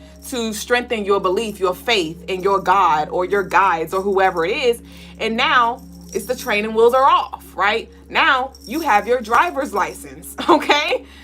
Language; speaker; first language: English; native; English